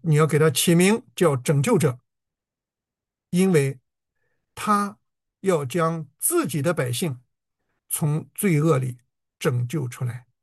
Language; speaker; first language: Chinese; native; Chinese